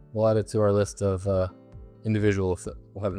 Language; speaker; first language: English; native; English